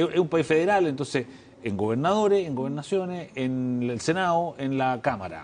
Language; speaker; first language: Spanish; native; Spanish